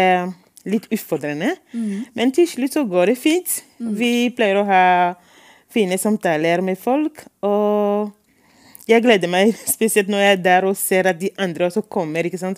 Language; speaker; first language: Norwegian; non-native, fluent; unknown